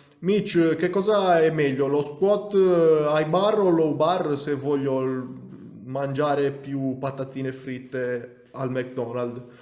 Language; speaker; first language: Italian; native; Italian